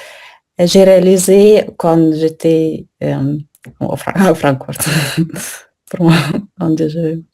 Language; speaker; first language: French; non-native, learner; Russian